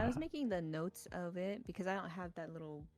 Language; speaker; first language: English; native; English